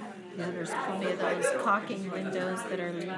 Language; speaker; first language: English; native; English